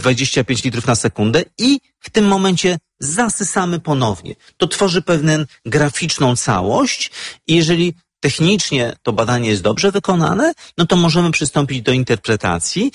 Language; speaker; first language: Polish; native; Polish